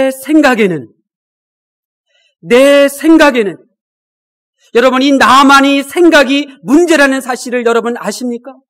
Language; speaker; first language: Korean; native; Korean